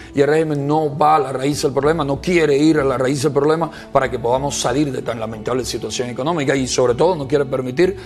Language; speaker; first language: Spanish; native; Spanish